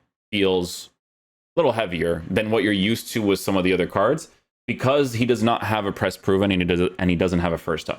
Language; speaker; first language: English; native; English